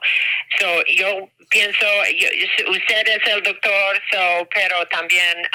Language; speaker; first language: Spanish; non-native, learner; English